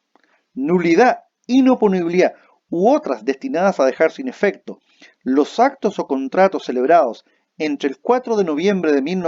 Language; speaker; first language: Spanish; native; Spanish